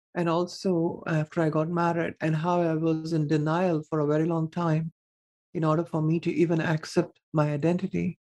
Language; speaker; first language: English; non-native, local second language; Tamil